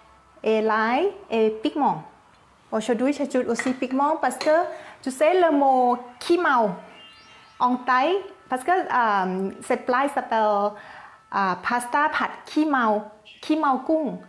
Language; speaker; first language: French; non-native, fluent; Thai